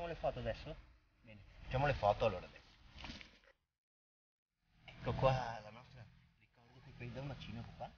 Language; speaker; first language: Italian; native; Italian